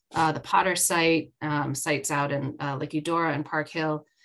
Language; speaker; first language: English; native; English